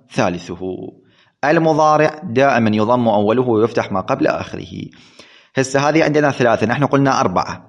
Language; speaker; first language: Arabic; non-native, fluent; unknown